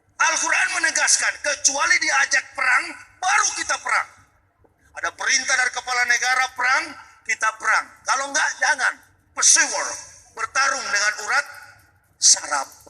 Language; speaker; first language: Indonesian; native; Indonesian